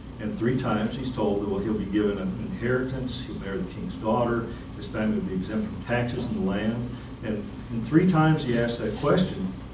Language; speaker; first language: English; native; English